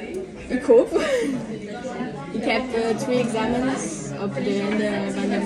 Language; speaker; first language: Dutch; non-native, learner; Romanian